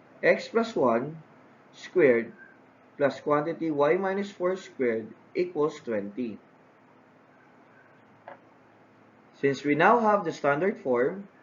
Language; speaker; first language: English; non-native, local second language; Filipino